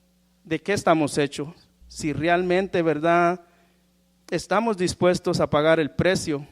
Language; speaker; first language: Spanish; native; Spanish